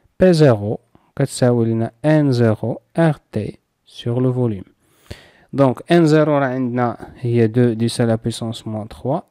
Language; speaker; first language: French; non-native, local second language; Arabic